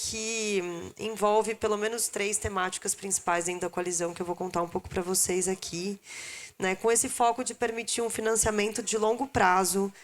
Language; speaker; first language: Portuguese; native; Portuguese